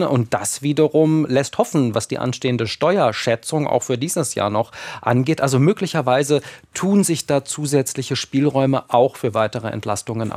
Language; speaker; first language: German; native; German